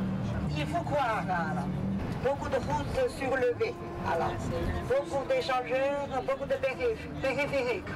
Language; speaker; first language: French; non-native, fluent; Chinese